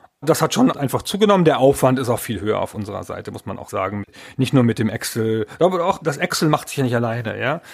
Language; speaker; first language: German; native; German